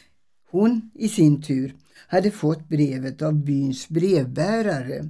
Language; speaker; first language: Swedish; early bilingual, other home language; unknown